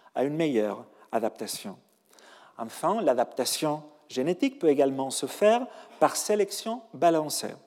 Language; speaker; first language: French; non-native, fluent; Spanish